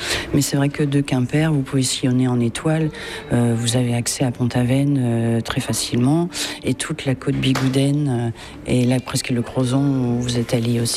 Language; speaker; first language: French; native; French